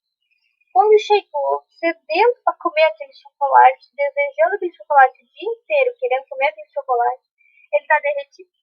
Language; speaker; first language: Portuguese; native; Portuguese